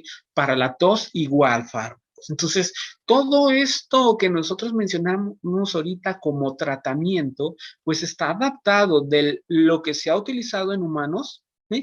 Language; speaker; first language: Spanish; native; Spanish